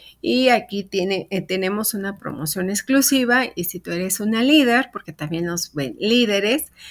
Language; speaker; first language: Spanish; native; Spanish